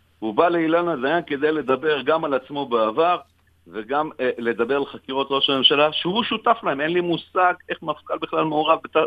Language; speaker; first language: Hebrew; native; Hebrew